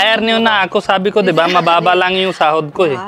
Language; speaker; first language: Filipino; non-native, learner; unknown